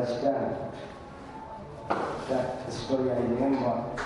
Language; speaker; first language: English; non-native, local second language; Bangla